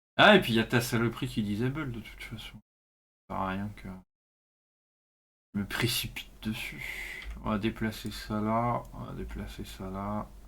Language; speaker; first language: French; native; French